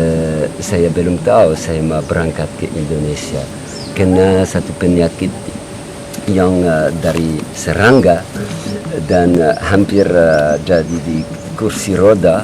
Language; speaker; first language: Indonesian; non-native, learner; French